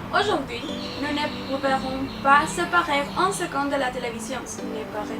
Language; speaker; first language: French; non-native, learner; Spanish